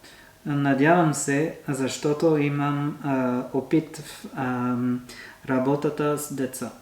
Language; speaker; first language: Bulgarian; non-native, learner; French